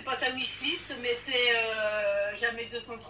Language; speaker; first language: French; native; French